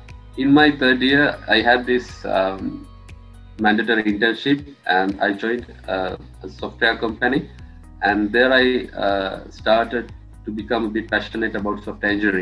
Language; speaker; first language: English; non-native, local second language; Sinhala